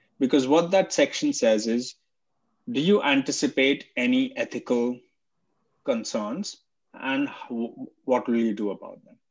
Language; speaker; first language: English; non-native, local second language; Hindi